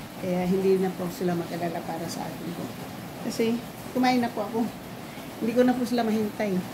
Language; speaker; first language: Filipino; non-native, local second language; Cebuano